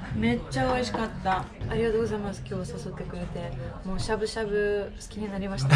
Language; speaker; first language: Japanese; non-native, fluent; Russian